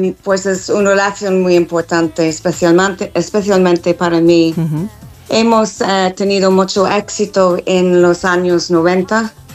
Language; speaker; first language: Spanish; non-native, fluent; English